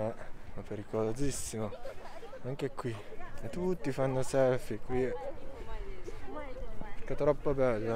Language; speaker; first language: Italian; non-native, learner; Japanese